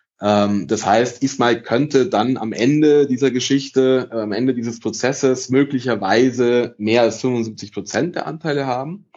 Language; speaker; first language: German; early bilingual, other home language; Italian